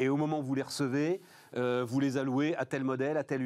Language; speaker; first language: French; native; French